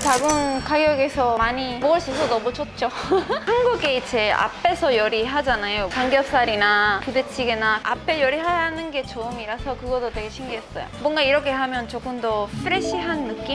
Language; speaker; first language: Korean; non-native, fluent; Spanish